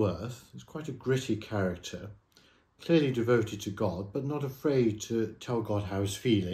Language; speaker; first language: English; native; English